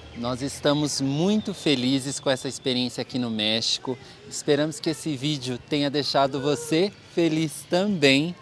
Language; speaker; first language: Portuguese; native; Portuguese